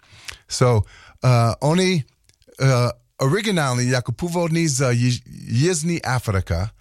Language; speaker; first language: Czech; non-native, learner; Slovak